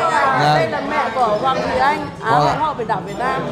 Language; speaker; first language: Vietnamese; non-native, fluent; Lao